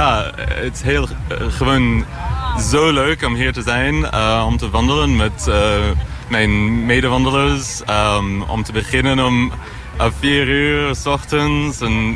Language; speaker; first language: Dutch; non-native, fluent; English